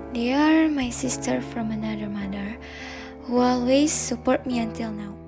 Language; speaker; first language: English; non-native, learner; Minangkabau